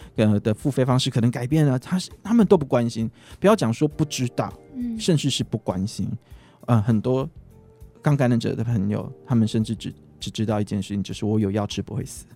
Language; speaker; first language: Chinese; native; Chinese